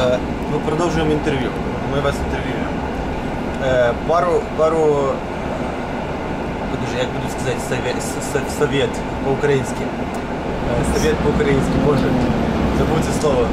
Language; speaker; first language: Ukrainian; non-native, local second language; Russian